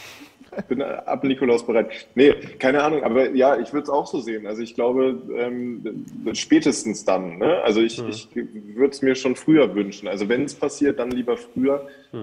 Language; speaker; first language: German; native; German